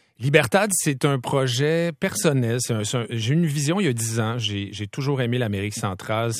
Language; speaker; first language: French; native; French